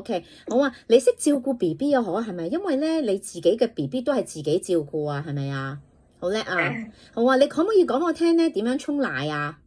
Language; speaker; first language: Cantonese; native; Cantonese